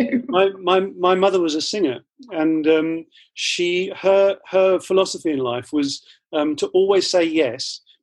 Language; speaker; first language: English; native; English